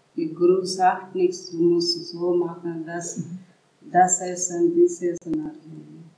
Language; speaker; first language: German; non-native, learner; Telugu